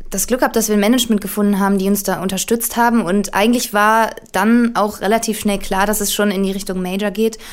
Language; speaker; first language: German; native; German